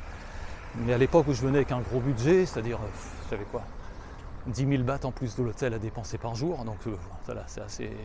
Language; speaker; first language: French; native; French